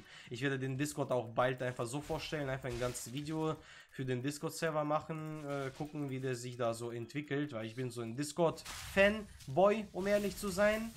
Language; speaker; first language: German; native; German